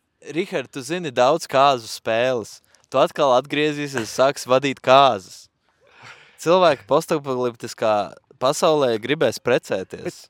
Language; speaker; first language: Latvian; native; Latvian